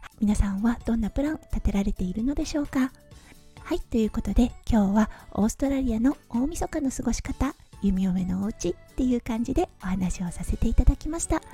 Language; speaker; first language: Japanese; native; Japanese